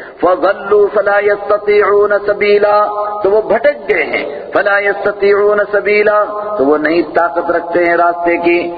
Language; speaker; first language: Urdu; non-native, local second language; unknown